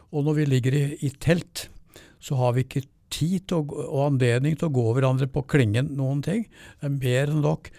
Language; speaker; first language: Norwegian; native; Norwegian